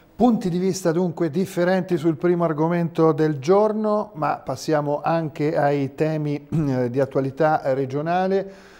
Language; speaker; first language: Italian; native; Italian